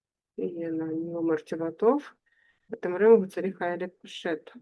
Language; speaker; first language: Hebrew; non-native, fluent; Russian